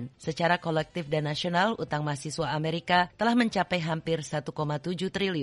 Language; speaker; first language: Indonesian; native; Indonesian